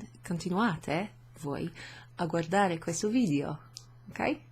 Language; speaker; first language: Italian; non-native, fluent; English